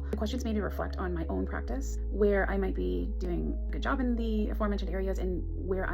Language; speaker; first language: English; native; English